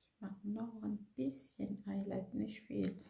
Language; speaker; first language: German; non-native, fluent; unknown